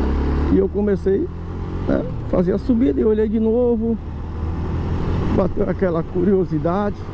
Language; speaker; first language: Portuguese; native; Portuguese